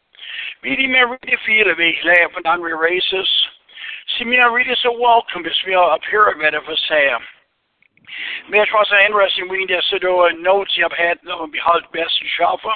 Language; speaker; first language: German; early bilingual, heritage; Pennsylvania German